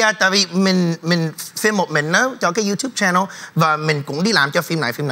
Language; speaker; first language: Vietnamese; early bilingual, heritage; Vietnamese